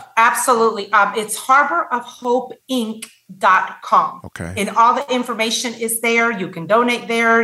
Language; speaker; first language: English; non-native, fluent; Spanish